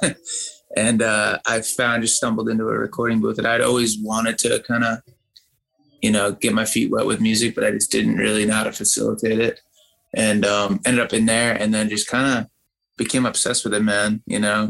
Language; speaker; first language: English; native; English